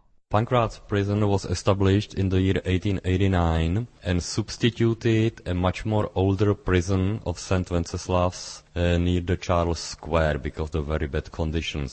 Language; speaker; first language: English; non-native, fluent; Czech